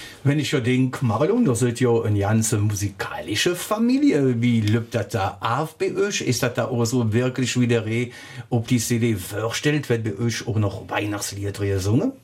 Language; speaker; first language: German; native; German